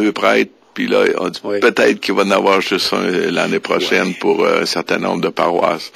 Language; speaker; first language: French; native; French